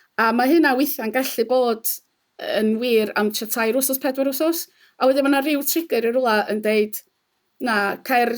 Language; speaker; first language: Welsh; native; Welsh